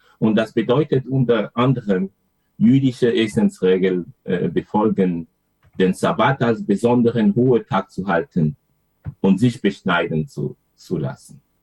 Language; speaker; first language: German; non-native, fluent; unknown